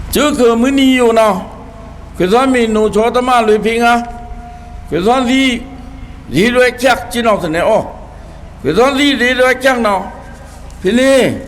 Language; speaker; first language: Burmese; non-native, local second language; Pa'o Karen